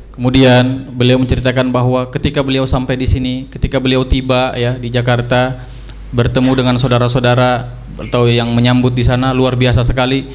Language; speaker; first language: Indonesian; native; Indonesian